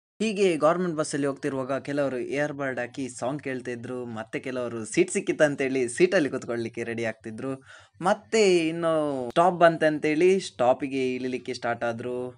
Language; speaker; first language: Kannada; non-native, local second language; Tulu